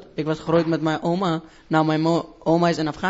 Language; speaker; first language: Dutch; non-native, learner; Persian